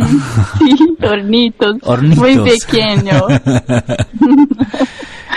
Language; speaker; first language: Spanish; non-native, learner; Portuguese